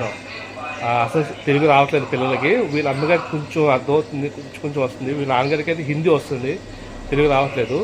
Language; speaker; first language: Telugu; native; Telugu